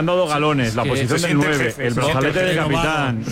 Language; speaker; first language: Spanish; native; Spanish